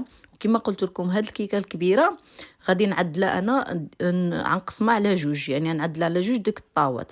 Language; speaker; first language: Arabic; native; Arabic